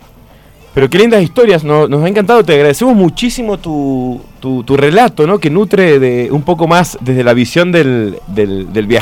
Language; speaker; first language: Spanish; native; Spanish